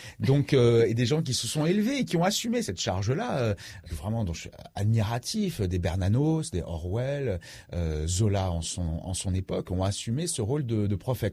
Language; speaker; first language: French; native; French